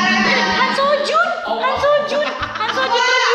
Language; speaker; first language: Malay; native; Malay